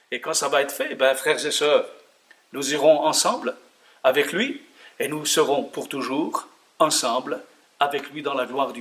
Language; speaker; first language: French; native; French